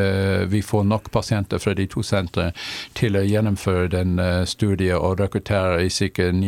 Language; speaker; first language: Norwegian; non-native, fluent; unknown